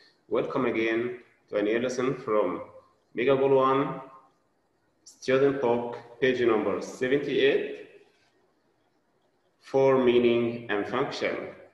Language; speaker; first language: English; non-native, fluent; Arabic